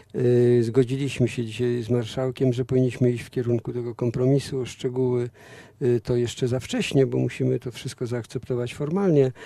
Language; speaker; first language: Polish; native; Polish